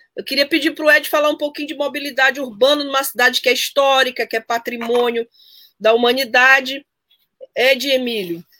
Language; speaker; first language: Portuguese; native; Portuguese